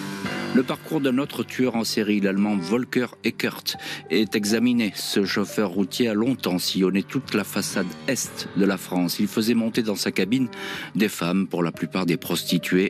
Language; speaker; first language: French; native; French